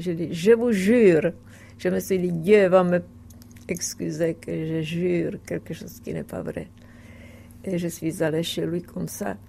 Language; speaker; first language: French; non-native, fluent; Czech